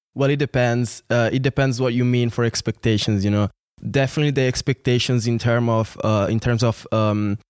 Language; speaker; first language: English; non-native, fluent; Italian